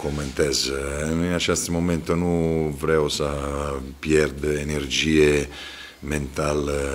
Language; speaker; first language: Romanian; non-native, fluent; Italian